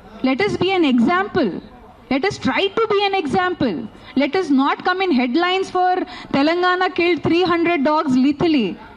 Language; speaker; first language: English; non-native, local second language; Telugu